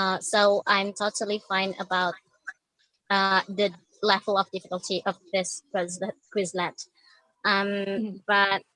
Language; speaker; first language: English; non-native, learner; Indonesian